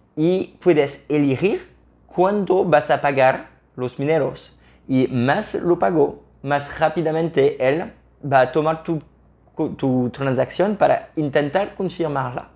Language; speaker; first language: Spanish; non-native, fluent; French